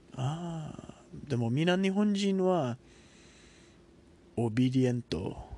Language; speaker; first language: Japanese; non-native, learner; English